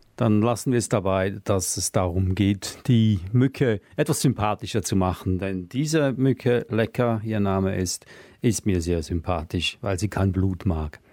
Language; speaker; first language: German; native; German